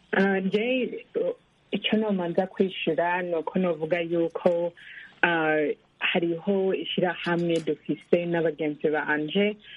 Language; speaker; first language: Rundi; early bilingual, heritage; Rundi